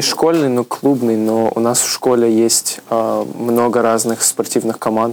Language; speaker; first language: Russian; early bilingual, heritage; Russian